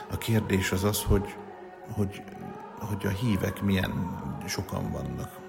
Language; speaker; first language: Hungarian; native; Hungarian